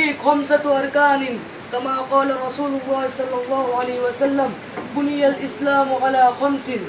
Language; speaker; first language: Arabic; non-native, learner; Urdu